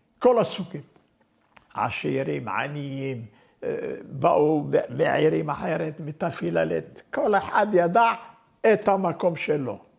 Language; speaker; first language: Hebrew; non-native, fluent; Arabic